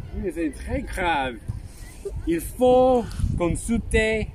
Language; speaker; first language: French; non-native, learner; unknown